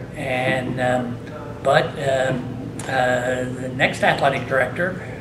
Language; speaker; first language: English; native; English